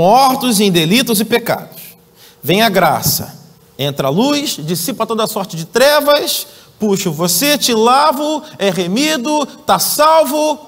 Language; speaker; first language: Portuguese; native; Portuguese